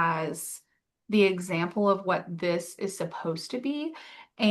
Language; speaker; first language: English; native; English